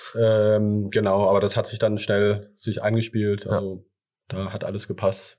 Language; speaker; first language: German; early bilingual, other home language; Thai